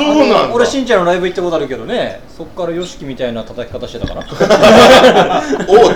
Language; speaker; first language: Japanese; native; Japanese